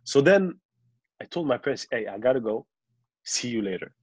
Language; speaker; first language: English; non-native, local second language; French